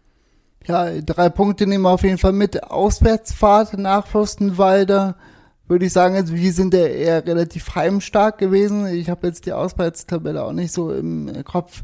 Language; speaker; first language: German; native; German